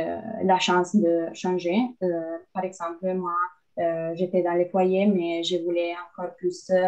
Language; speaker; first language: French; non-native, fluent; Italian